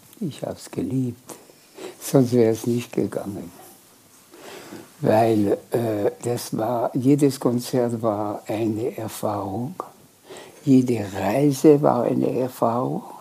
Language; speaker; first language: German; non-native, local second language; French